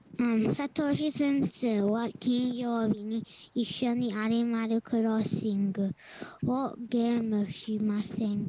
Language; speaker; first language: Japanese; non-native, learner; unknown